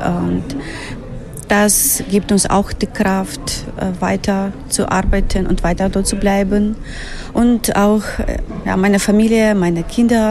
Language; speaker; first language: German; non-native, fluent; Ukrainian